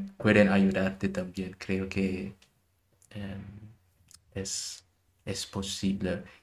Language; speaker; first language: Spanish; non-native, learner; German